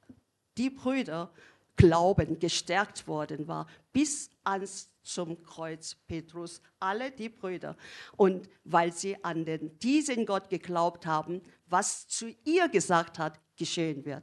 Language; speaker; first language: German; non-native, learner; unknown